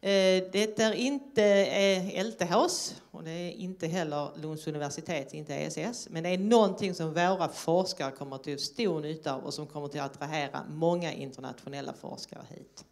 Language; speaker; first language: Swedish; native; Swedish